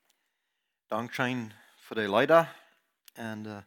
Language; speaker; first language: German; non-native, learner; Plautdietsch